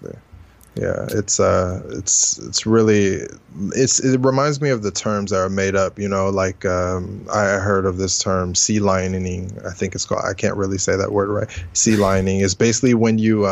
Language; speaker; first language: English; native; English